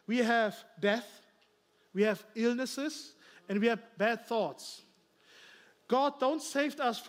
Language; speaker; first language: English; non-native, learner; German